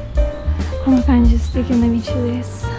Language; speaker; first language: Japanese; non-native, learner; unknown